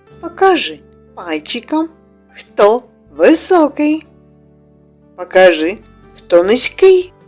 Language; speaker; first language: Ukrainian; native; Ukrainian